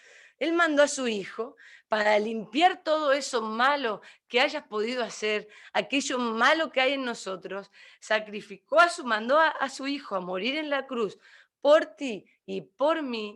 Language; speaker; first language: Spanish; native; Spanish